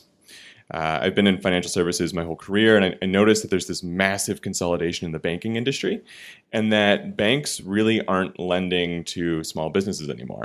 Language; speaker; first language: English; native; English